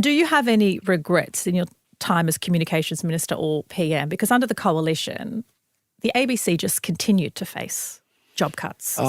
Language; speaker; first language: English; native; English